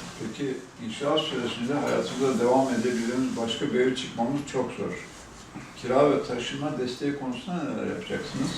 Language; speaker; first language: Turkish; native; Turkish